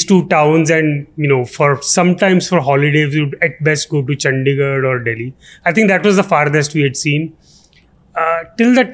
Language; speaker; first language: English; non-native, local second language; Punjabi